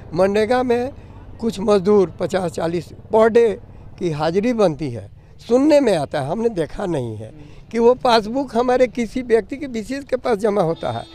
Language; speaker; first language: Hindi; native; Hindi